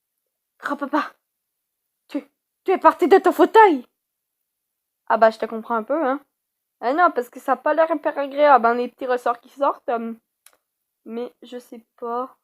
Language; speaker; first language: French; native; French